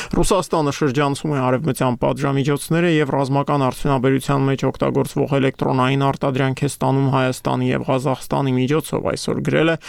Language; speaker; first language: Armenian; native; Armenian